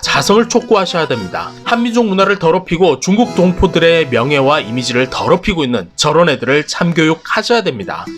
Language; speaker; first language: Korean; native; Korean